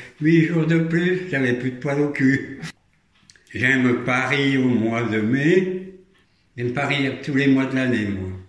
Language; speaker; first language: French; native; French